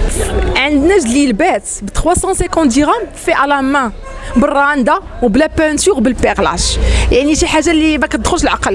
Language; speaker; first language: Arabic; native; Arabic